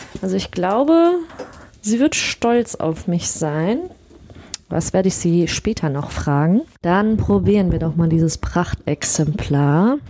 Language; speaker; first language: German; early bilingual, other home language; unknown